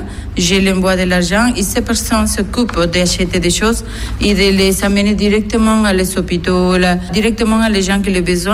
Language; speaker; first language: French; non-native, learner; Spanish